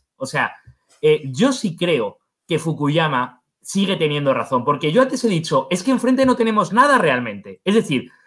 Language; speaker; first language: Spanish; native; Spanish